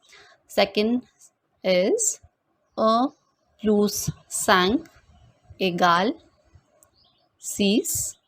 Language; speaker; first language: French; non-native, fluent; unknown